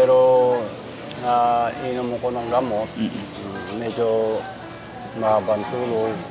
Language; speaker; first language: Filipino; non-native, learner; Japanese